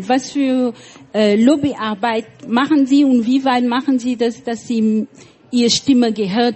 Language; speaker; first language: German; non-native, fluent; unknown